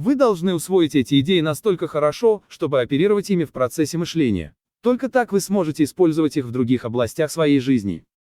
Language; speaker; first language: Russian; native; Russian